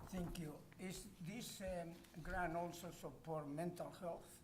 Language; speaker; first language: English; non-native, fluent; Spanish